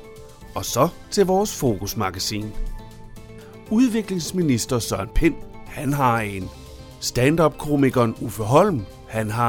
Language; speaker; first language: Danish; native; Danish